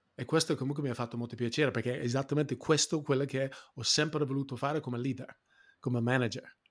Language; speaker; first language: Italian; non-native, fluent; English